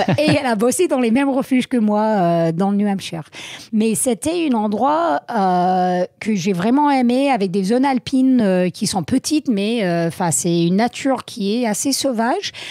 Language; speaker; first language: French; non-native, fluent; English